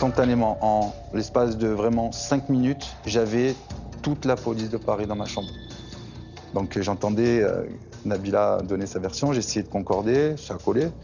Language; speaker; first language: French; native; French